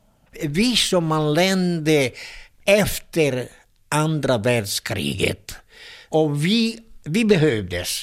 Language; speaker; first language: Swedish; non-native, fluent; Italian